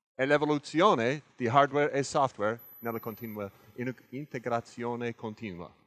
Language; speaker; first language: Italian; non-native, learner; English